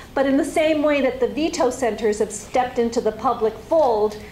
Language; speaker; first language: English; non-native, fluent; Spanish